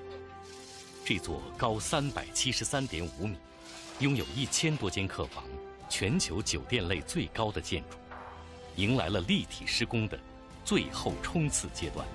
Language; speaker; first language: Chinese; native; Chinese